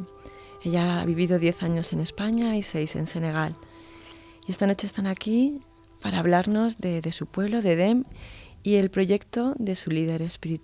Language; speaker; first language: Spanish; native; Spanish